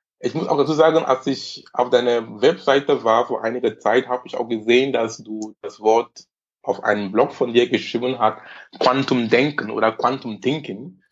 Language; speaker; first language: German; non-native, fluent; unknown